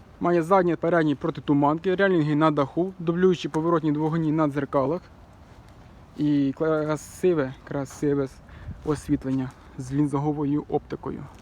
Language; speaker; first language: Ukrainian; native; Ukrainian